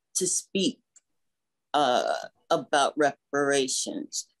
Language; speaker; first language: English; native; English